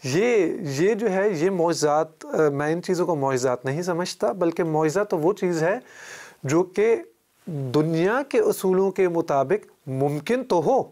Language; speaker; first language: Urdu; native; Urdu